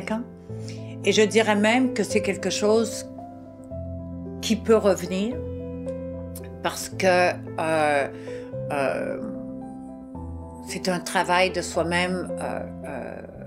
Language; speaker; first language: French; native; French